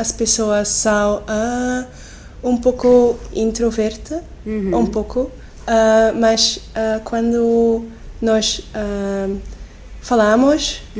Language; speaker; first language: Portuguese; non-native, learner; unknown